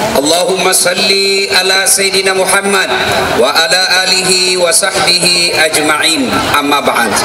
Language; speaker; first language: Indonesian; native; Indonesian